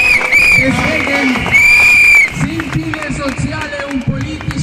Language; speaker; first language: German; non-native, fluent; Spanish